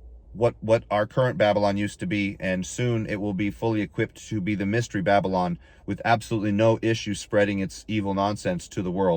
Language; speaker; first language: English; native; English